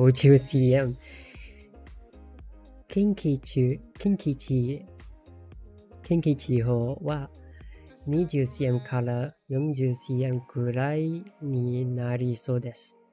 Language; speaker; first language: Japanese; non-native, learner; English